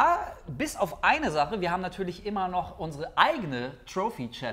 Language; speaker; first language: German; native; German